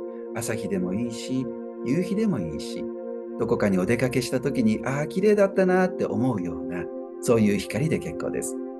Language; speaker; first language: Japanese; native; Japanese